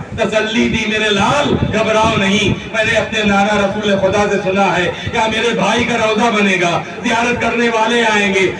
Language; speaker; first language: Urdu; native; Urdu